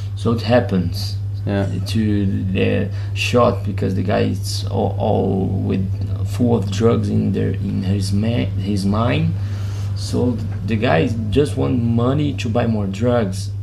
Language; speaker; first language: English; non-native, fluent; Portuguese